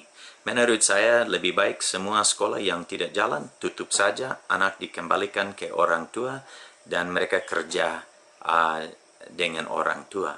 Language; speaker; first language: Indonesian; non-native, fluent; English